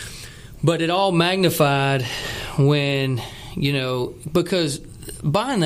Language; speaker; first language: English; native; English